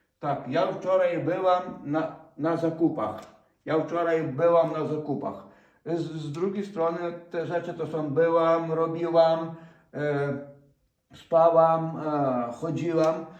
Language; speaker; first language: Polish; non-native, fluent; Ukrainian